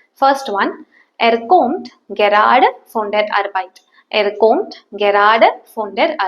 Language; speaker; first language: German; non-native, fluent; Tamil